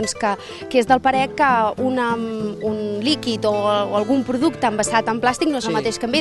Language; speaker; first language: Catalan; native; Catalan